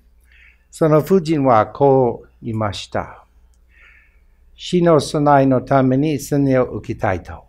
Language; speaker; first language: Japanese; non-native, fluent; English